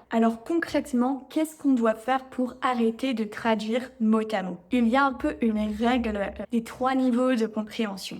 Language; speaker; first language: French; native; French